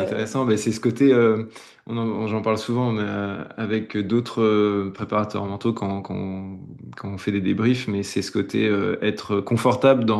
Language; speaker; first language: French; native; French